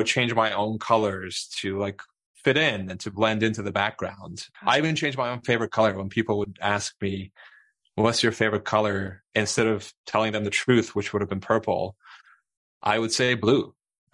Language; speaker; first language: English; non-native, fluent; Turkish